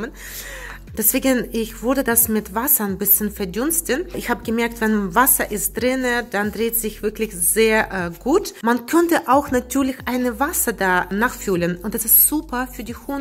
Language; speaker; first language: German; non-native, learner; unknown